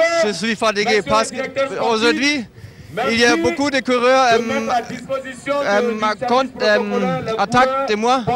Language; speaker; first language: French; non-native, learner; German